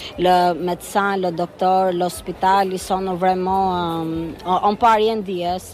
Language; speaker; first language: French; non-native, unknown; Albanian